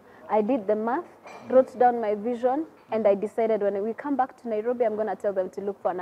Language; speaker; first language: English; non-native, local second language; Kikuyu